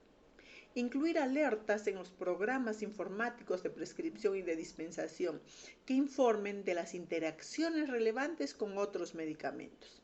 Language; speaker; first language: Spanish; native; Spanish